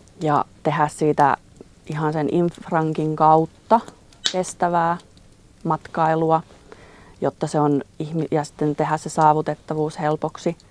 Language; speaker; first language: Finnish; native; Finnish